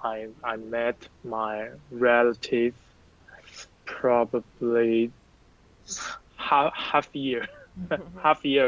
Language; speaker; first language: English; non-native, learner; Chinese